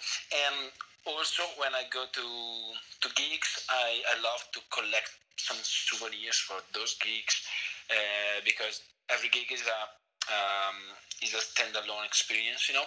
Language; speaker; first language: English; non-native, fluent; Italian